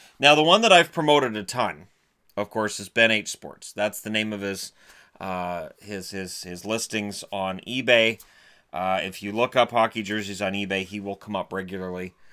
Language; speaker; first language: English; native; English